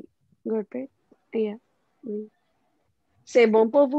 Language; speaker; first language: French; non-native, learner; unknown